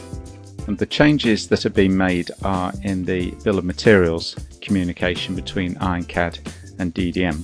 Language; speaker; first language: English; native; English